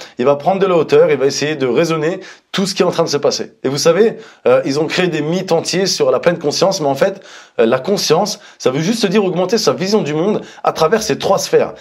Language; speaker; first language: French; native; French